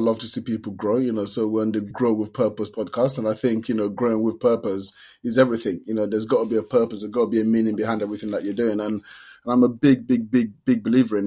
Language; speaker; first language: English; non-native, local second language; Yoruba